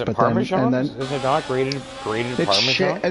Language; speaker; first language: English; native; English